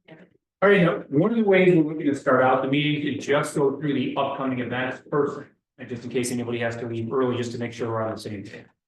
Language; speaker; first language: English; native; English